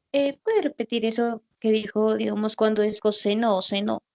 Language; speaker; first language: Spanish; native; Spanish